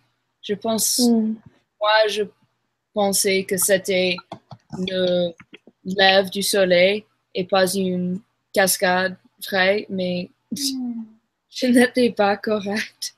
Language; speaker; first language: French; non-native, learner; English